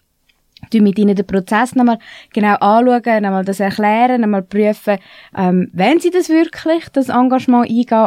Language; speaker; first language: German; native; German